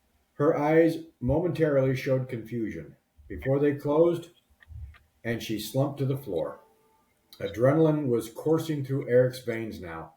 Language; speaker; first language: English; native; English